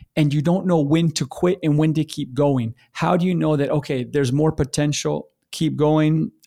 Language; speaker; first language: English; native; English